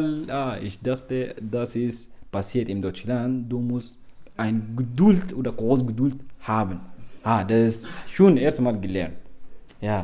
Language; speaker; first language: German; non-native, learner; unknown